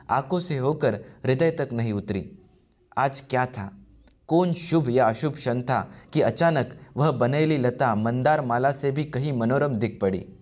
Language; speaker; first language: Hindi; non-native, local second language; Marathi